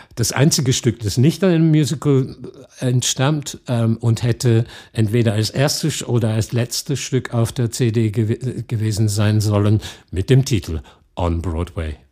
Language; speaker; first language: German; non-native, fluent; English